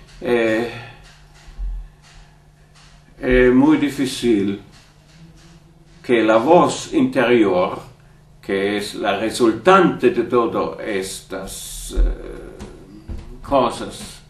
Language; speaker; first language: Spanish; non-native, learner; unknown